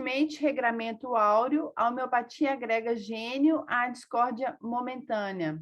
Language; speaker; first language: Portuguese; native; Portuguese